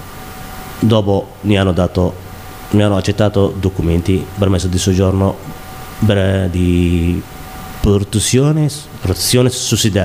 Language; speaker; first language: Italian; non-native, learner; Somali